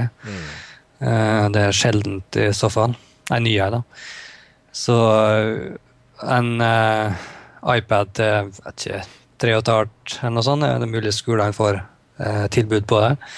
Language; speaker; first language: Norwegian; native; Norwegian